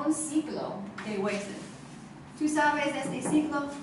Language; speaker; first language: Spanish; non-native, learner; English